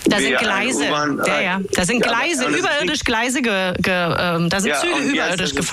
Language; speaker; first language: German; native; German